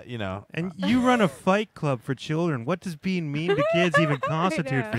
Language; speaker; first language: English; native; English